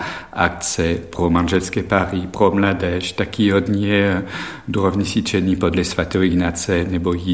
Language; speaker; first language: Czech; non-native, fluent; French